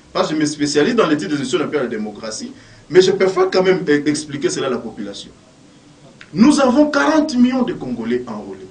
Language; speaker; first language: French; non-native, local second language; Lingala